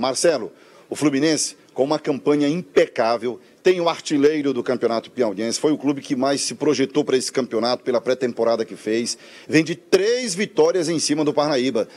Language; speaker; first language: Portuguese; native; Portuguese